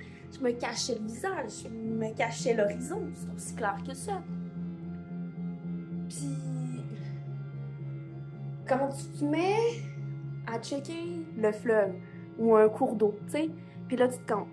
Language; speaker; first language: French; native; French